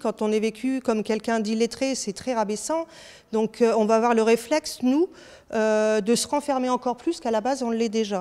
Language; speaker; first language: French; native; French